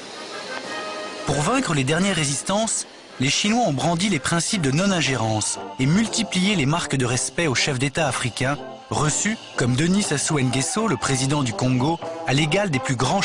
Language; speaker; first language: French; native; French